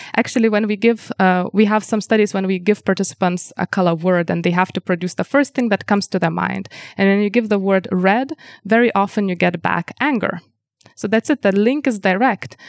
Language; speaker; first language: English; non-native, fluent; Lithuanian